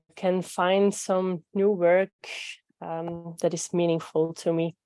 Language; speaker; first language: English; non-native, fluent; Dutch